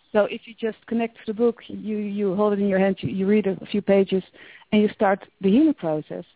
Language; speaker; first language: English; non-native, fluent; Dutch